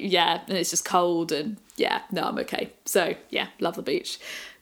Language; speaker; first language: English; native; English